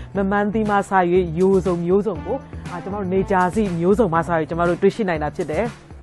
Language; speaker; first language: Burmese; non-native, local second language; Tedim Chin